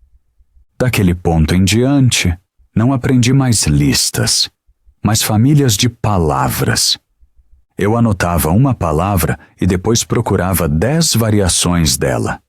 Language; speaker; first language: Portuguese; non-native, fluent; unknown